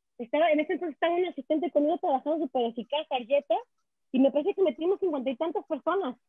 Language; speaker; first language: Spanish; native; Spanish